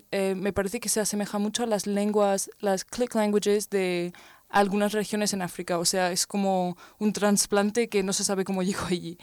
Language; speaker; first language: Spanish; non-native, fluent; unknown